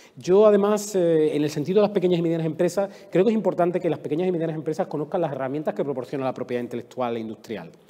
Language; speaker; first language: Spanish; native; Spanish